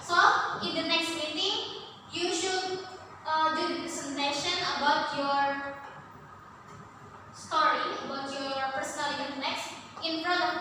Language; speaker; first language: English; non-native, learner; Indonesian